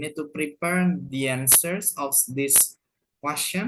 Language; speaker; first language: English; non-native, fluent; Indonesian